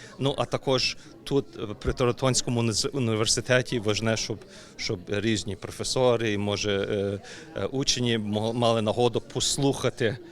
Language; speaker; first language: Ukrainian; early bilingual, heritage; Ukrainian